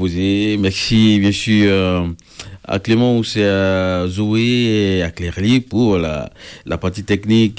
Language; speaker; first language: French; native; French